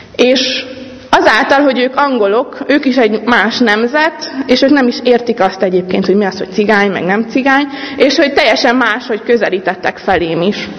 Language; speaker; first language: Hungarian; native; Hungarian